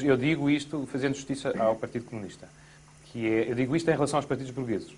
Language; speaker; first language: Portuguese; native; Portuguese